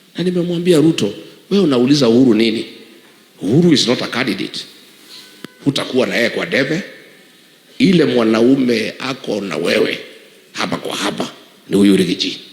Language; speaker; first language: Swahili; non-native, local second language; Kikuyu